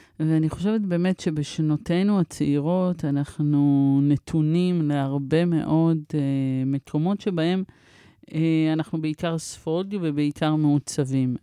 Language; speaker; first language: Hebrew; early bilingual, other home language; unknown